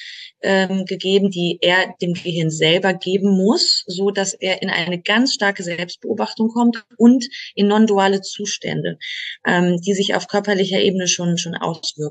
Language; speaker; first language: German; native; German